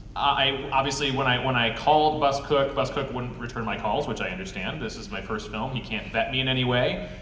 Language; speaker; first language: English; native; English